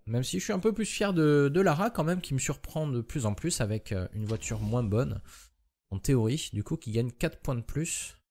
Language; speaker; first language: French; native; French